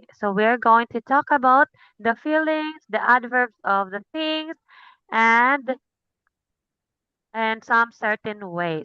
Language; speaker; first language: English; non-native, fluent; Cebuano